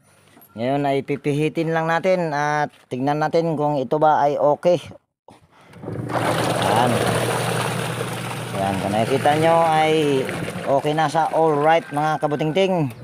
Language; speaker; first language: Filipino; native; Filipino